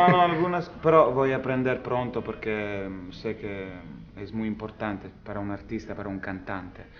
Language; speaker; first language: Spanish; non-native, learner; Italian